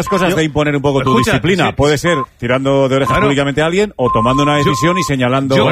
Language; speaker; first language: Spanish; native; Spanish